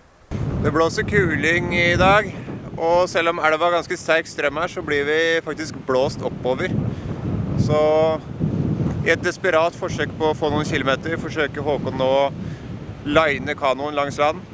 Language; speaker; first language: Norwegian; native; Norwegian